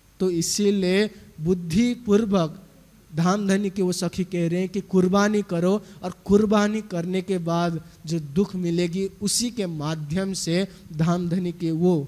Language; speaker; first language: Hindi; native; Hindi